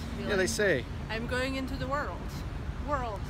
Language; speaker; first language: English; non-native, fluent; Serbian